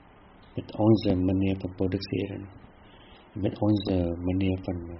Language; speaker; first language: Dutch; non-native, fluent; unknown